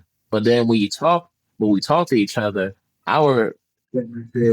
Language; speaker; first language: English; early bilingual, other home language; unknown